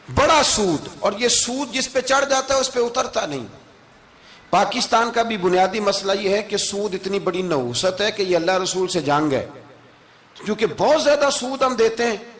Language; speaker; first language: Urdu; non-native, local second language; Punjabi